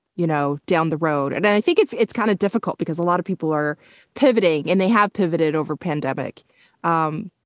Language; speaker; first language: English; native; English